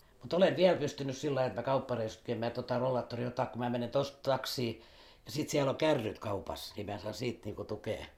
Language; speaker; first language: Finnish; native; Finnish